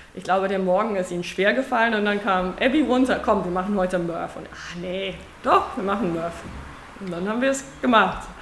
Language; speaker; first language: German; non-native, fluent; Afrikaans